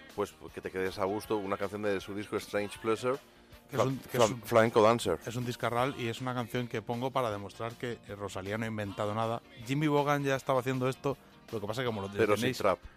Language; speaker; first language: Spanish; native; Spanish